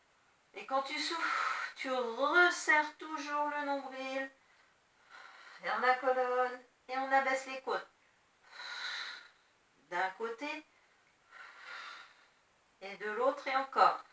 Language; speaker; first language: French; native; French